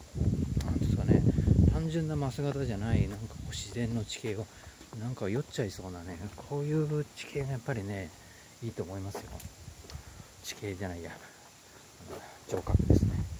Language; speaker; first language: Japanese; native; Japanese